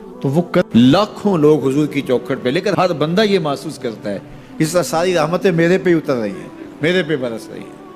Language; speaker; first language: Urdu; non-native, local second language; Punjabi